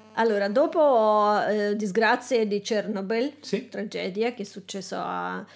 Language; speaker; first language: Italian; non-native, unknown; Russian